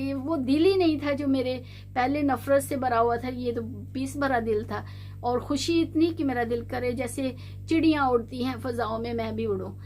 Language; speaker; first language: Urdu; native; Urdu